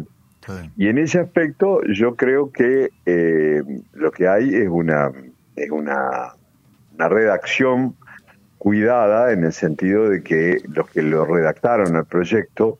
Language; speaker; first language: Spanish; native; Spanish